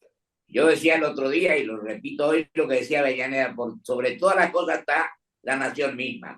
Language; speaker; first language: Spanish; native; Spanish